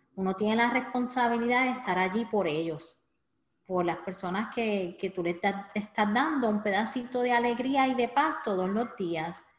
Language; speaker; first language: Spanish; native; Spanish